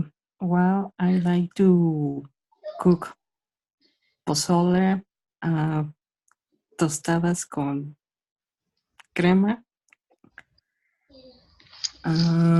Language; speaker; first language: English; non-native, learner; Spanish